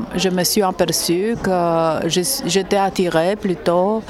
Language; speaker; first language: French; non-native, fluent; Romanian